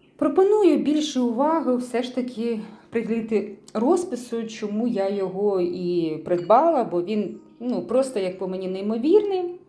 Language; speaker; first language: Ukrainian; non-native, local second language; Russian